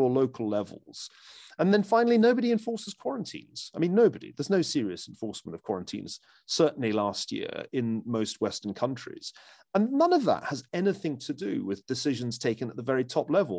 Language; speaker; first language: English; native; English